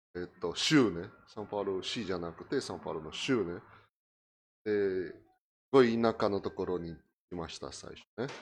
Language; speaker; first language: Japanese; non-native, fluent; Portuguese